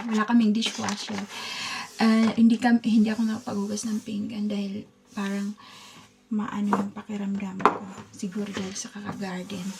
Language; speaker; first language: Filipino; native; Filipino